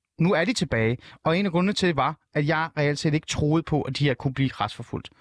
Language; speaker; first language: Danish; early bilingual, other home language; Persian